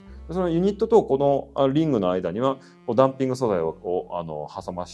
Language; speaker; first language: Japanese; native; Japanese